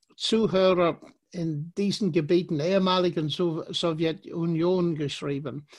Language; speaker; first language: German; non-native, fluent; English